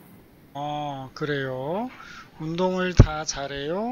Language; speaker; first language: Korean; native; Korean